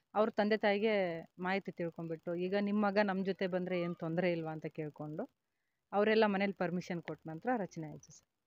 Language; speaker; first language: Kannada; native; Kannada